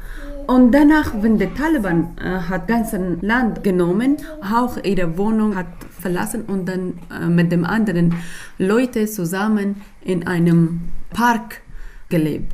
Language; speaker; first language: German; non-native, learner; Persian